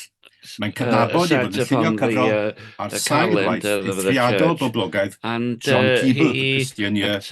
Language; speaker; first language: Welsh; native; Welsh